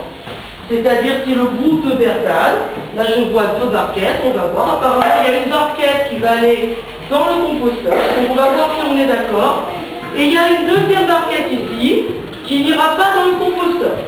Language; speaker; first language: French; native; French